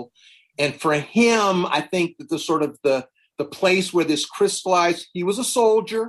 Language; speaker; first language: English; native; English